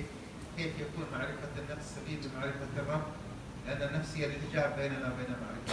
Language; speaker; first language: Arabic; native; Arabic